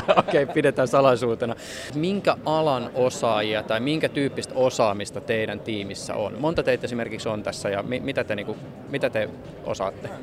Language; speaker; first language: Finnish; native; Finnish